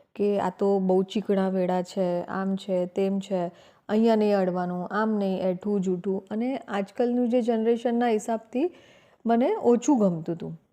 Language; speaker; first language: Gujarati; native; Gujarati